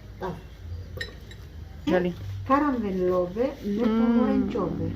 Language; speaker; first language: Polish; non-native, learner; Greek